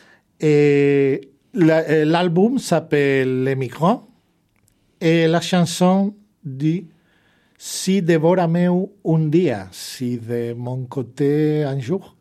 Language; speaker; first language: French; non-native, fluent; Spanish